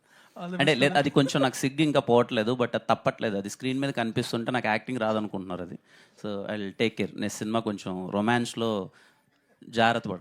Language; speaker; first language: Telugu; native; Telugu